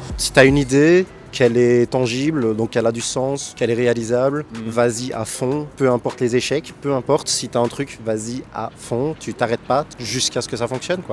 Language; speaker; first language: French; native; French